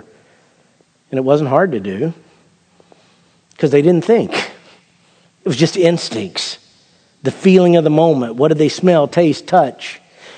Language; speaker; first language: English; native; English